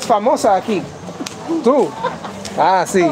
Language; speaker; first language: Spanish; non-native, learner; English